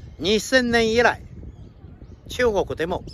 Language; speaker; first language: Japanese; non-native, fluent; Chinese